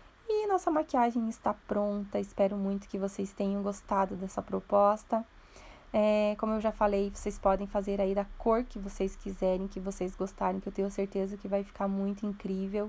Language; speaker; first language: Portuguese; native; Portuguese